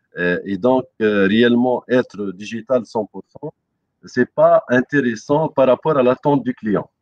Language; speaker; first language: French; non-native, local second language; Arabic